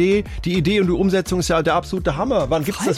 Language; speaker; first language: German; native; German